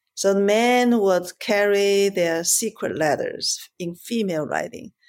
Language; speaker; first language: English; non-native, fluent; Chinese